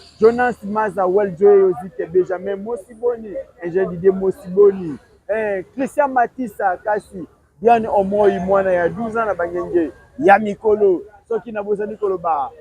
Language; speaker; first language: Lingala; native; Lingala